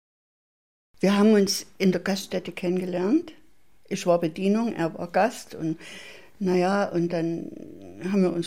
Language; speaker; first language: German; native; German